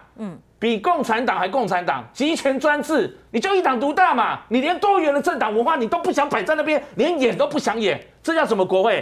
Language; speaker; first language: Chinese; native; Chinese